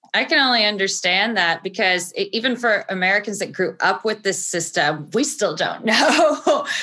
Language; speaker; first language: English; early bilingual, other home language; Portuguese